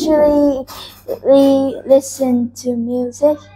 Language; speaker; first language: English; non-native, learner; Vietnamese